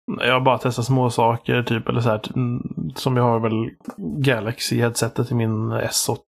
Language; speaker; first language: Swedish; native; Swedish